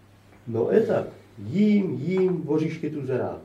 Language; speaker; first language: Czech; non-native, learner; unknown